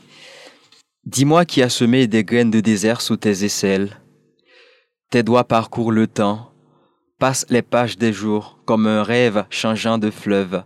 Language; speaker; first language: French; non-native, local second language; Haitian Creole